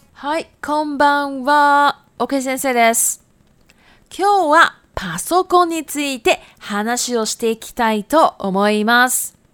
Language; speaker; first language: Japanese; non-native, fluent; Chinese